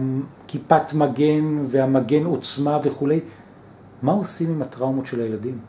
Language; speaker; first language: Hebrew; native; Hebrew